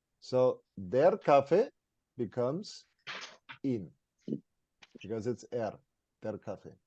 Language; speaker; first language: German; non-native, fluent; English